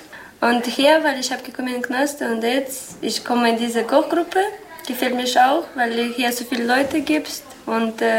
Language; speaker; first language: German; non-native, learner; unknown